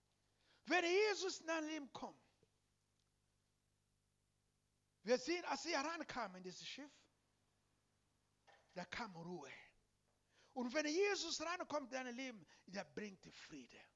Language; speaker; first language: German; non-native, learner; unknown